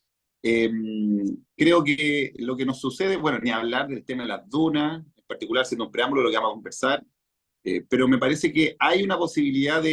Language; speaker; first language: Spanish; native; Spanish